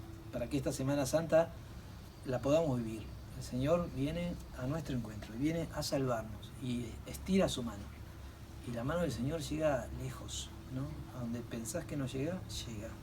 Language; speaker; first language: Spanish; native; Spanish